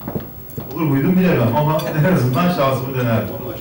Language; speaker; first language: Turkish; native; Turkish